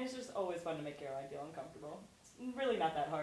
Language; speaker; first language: English; native; English